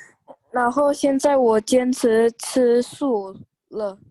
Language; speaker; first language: Chinese; non-native, local second language; Indonesian